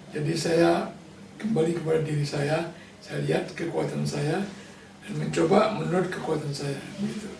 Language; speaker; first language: Indonesian; non-native, local second language; Balinese